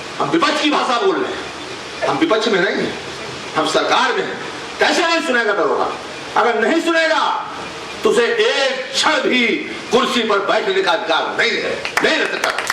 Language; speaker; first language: Hindi; native; Hindi